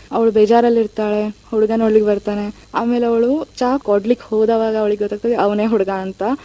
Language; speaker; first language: Kannada; native; Kannada